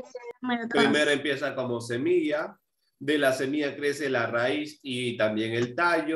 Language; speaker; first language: Spanish; native; Spanish